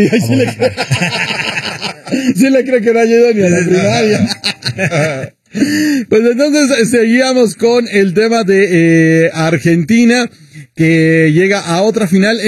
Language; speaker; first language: Spanish; native; Spanish